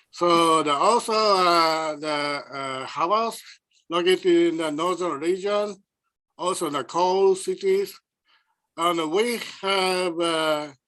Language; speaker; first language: English; non-native, learner; Japanese